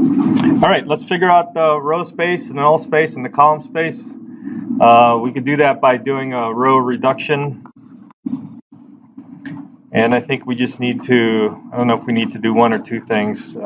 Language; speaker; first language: English; native; English